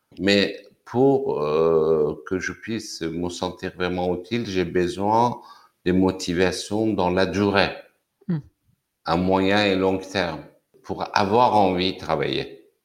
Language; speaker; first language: French; non-native, fluent; Persian